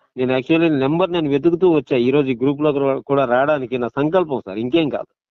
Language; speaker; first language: Telugu; non-native, local second language; Odia